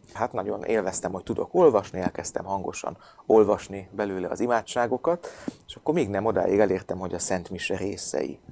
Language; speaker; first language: Hungarian; native; Hungarian